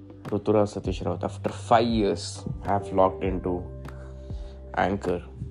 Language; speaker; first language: English; non-native, local second language; Marathi